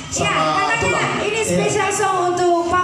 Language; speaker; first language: Indonesian; native; Indonesian